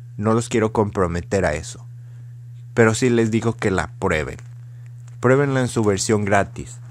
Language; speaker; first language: Spanish; native; Spanish